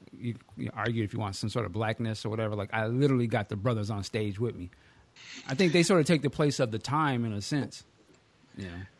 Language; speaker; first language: English; native; English